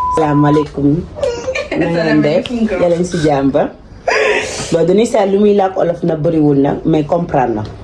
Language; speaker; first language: Wolof; early bilingual, heritage; Wolof